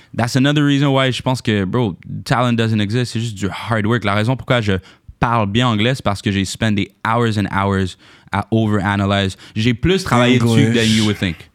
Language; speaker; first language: French; native; French